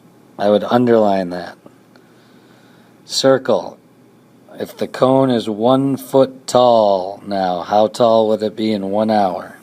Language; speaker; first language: English; native; English